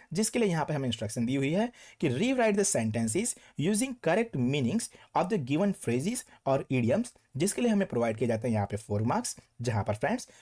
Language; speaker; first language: Hindi; non-native, local second language; Gujarati